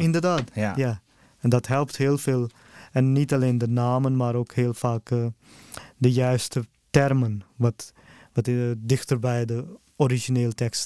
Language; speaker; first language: Dutch; early bilingual, other home language; Urdu